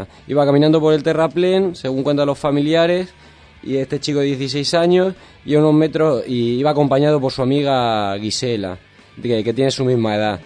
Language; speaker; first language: Spanish; native; Spanish